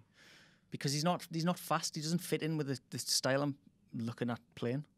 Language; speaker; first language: English; native; English